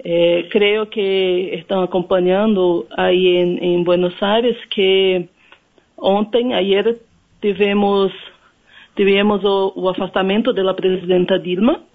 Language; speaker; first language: Spanish; non-native, learner; Portuguese